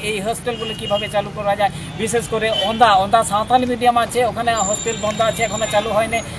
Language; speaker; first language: Bangla; non-native, local second language; Santali